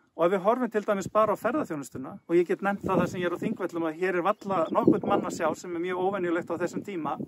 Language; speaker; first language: Icelandic; native; Icelandic